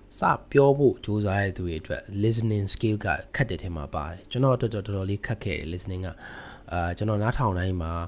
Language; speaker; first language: Burmese; native; Burmese